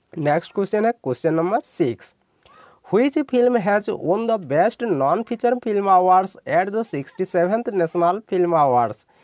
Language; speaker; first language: Hindi; non-native, local second language; Odia